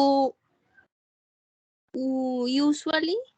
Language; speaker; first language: English; non-native, learner; Spanish